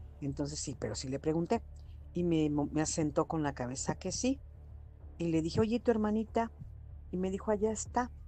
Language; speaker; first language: Spanish; native; Spanish